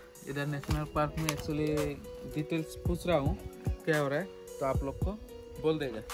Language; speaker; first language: Hindi; non-native, local second language; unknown